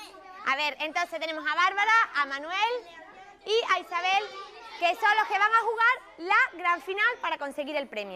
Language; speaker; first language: Spanish; native; Spanish